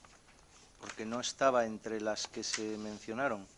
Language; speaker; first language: Spanish; native; Spanish